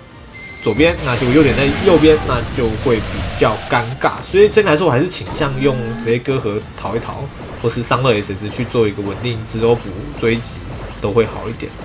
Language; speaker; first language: Chinese; native; Chinese